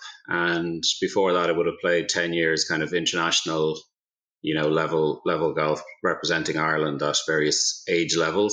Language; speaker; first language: English; native; English